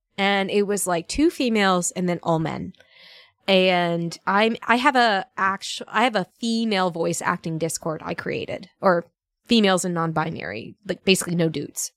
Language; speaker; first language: English; native; English